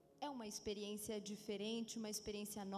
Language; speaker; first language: Spanish; non-native, fluent; Portuguese